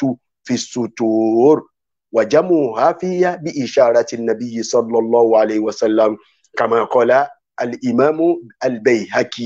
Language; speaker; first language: Arabic; non-native, fluent; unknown